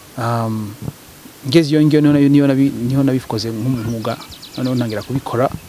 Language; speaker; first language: Kinyarwanda; early bilingual, heritage; Kinyarwanda